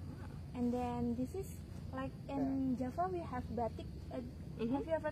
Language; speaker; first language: English; non-native, learner; Javanese